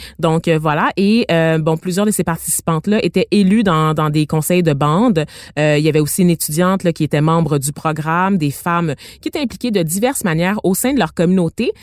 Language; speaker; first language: French; native; French